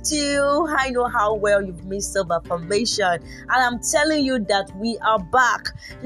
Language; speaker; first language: English; non-native, local second language; Yoruba